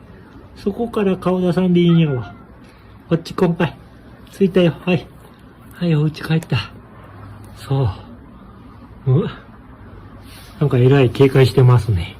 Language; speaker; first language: Japanese; native; Japanese